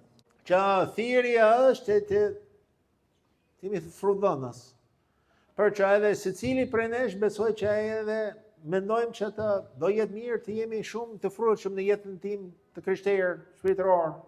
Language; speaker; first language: Albanian; non-native, fluent; English